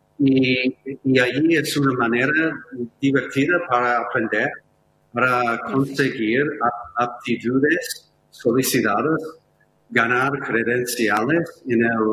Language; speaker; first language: Spanish; non-native, fluent; English